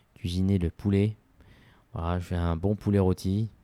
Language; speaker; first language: French; non-native, local second language; Arabic